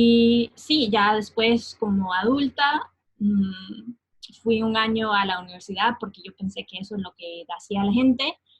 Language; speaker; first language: Spanish; non-native, fluent; English